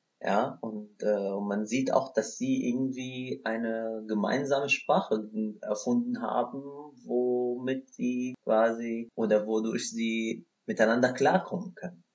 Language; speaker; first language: German; non-native, fluent; Arabic